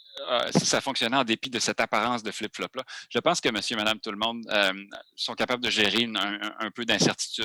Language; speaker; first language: French; native; French